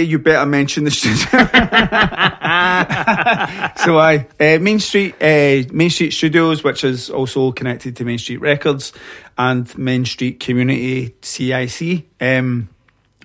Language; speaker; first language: English; native; English